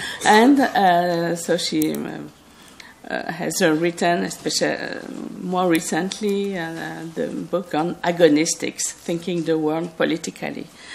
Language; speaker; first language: English; non-native, fluent; French